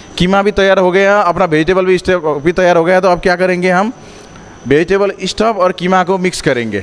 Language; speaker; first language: Hindi; non-native, fluent; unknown